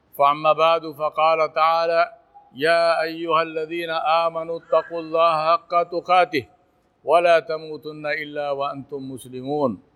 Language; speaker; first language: Arabic; non-native, fluent; Urdu